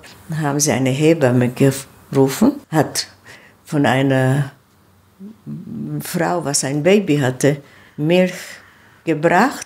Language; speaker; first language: German; non-native, fluent; Czech